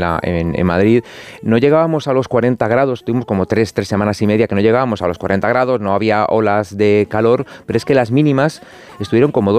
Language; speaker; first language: Spanish; native; Spanish